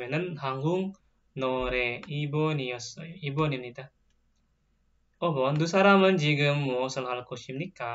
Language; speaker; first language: Korean; non-native, fluent; Indonesian